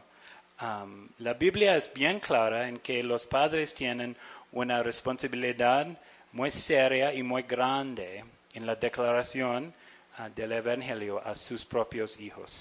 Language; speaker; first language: Spanish; non-native, fluent; English